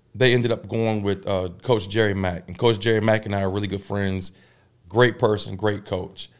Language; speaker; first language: English; native; English